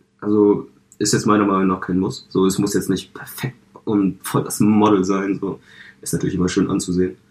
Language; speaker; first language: German; early bilingual, other home language; Vietnamese